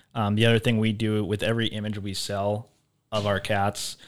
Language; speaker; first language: English; native; English